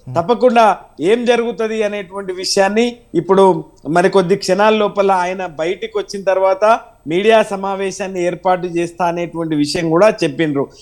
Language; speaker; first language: Telugu; native; Telugu